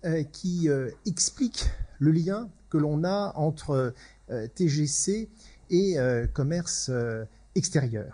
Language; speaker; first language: French; native; French